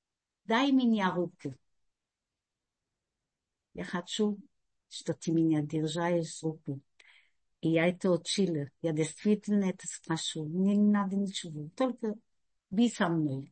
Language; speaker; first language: Russian; early bilingual, heritage; Russian